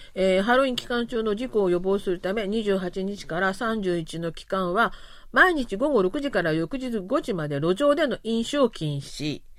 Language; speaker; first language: Japanese; non-native, fluent; Korean